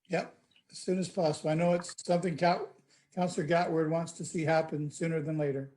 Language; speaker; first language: English; native; English